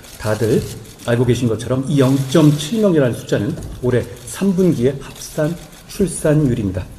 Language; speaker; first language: Korean; native; Korean